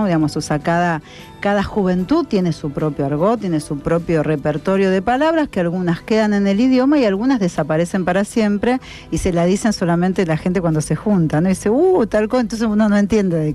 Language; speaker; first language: Spanish; native; Spanish